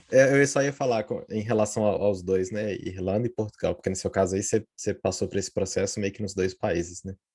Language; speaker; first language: Portuguese; native; Portuguese